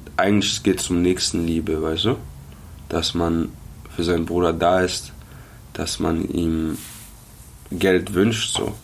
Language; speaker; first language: German; early bilingual, other home language; Arabic